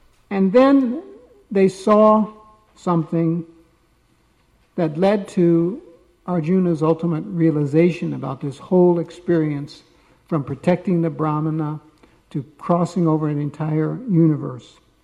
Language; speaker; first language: English; native; English